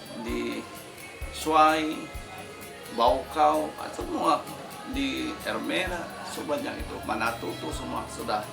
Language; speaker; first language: Indonesian; non-native, fluent; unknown